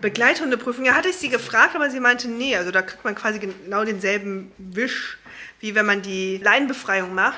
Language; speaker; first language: German; native; German